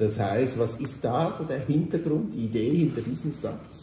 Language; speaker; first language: German; native; German